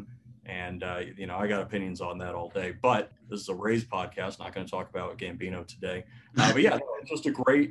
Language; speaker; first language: English; native; English